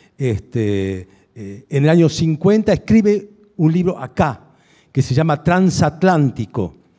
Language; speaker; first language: Spanish; early bilingual, other home language; Hungarian